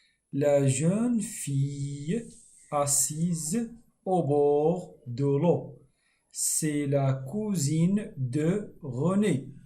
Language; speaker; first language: French; non-native, local second language; Arabic